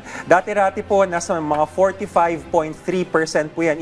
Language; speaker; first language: Filipino; native; Filipino